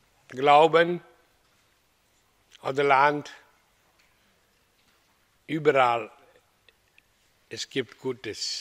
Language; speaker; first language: German; non-native, learner; Hindi